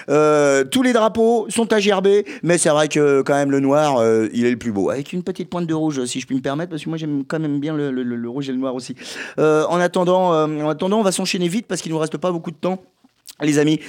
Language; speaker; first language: French; native; French